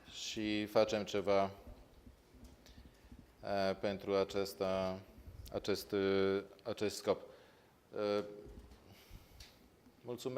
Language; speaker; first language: Romanian; non-native, learner; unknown